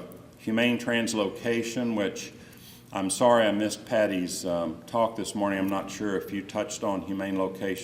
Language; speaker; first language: English; native; English